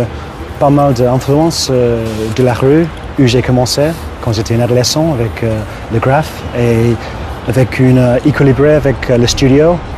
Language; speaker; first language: French; non-native, fluent; English